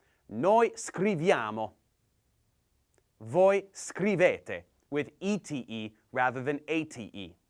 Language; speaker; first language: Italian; non-native, learner; English